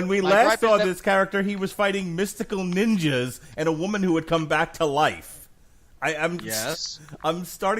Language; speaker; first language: English; native; English